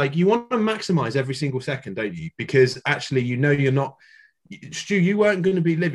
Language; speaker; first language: English; native; English